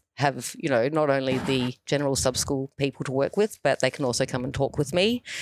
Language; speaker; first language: English; native; English